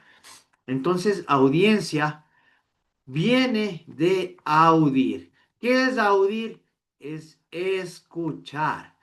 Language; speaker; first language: Spanish; native; Spanish